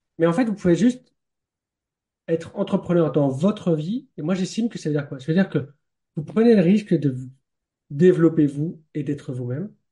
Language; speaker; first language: French; native; French